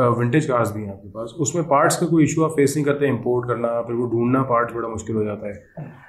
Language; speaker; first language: Urdu; native; Urdu